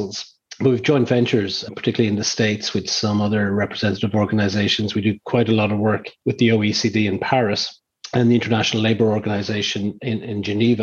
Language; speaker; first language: English; native; English